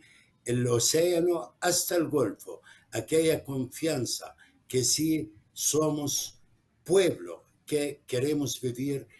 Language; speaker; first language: Spanish; non-native, fluent; Arabic